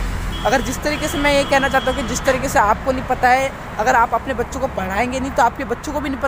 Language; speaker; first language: Hindi; native; Hindi